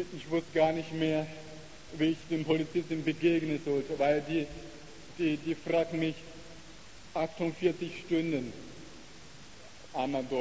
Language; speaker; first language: German; non-native, learner; Chinese